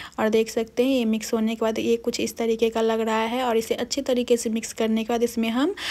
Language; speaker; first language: Hindi; native; Hindi